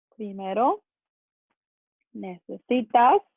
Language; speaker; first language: Spanish; non-native, fluent; English